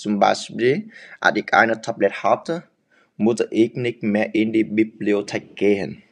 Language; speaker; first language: German; non-native, learner; Vietnamese